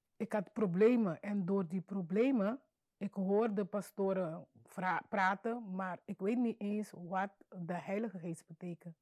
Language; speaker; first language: Dutch; non-native, local second language; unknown